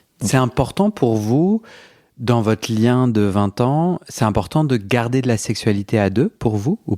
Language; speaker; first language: French; native; French